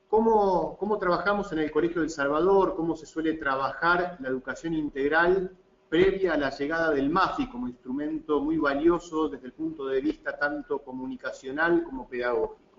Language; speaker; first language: Spanish; native; Spanish